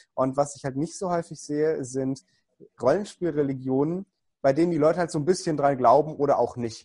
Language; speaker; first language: German; native; German